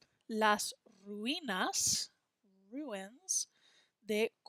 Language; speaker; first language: Spanish; non-native, fluent; English